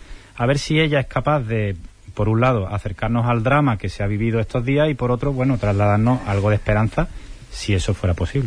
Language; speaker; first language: Spanish; native; Spanish